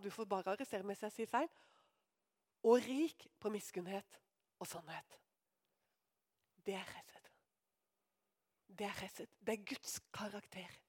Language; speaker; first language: Norwegian; native; Norwegian